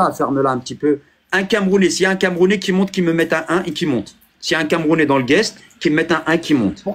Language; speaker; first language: French; early bilingual, other home language; Arabic